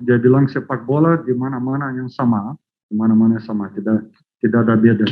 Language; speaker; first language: Indonesian; non-native, fluent; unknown